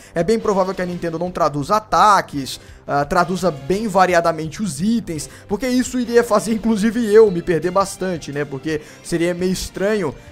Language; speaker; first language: Portuguese; native; Portuguese